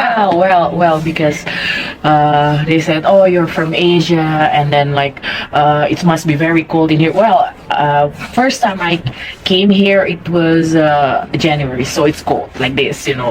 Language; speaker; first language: English; non-native, fluent; Indonesian